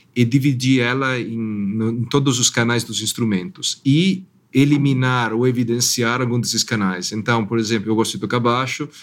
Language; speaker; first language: Portuguese; non-native, fluent; Italian